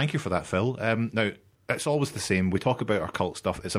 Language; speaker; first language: English; native; English